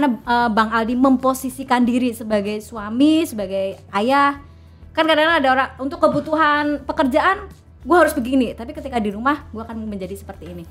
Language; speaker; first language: Indonesian; native; Indonesian